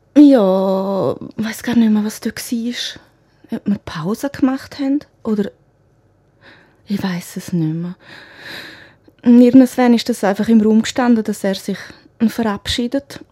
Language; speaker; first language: German; non-native, local second language; Romansh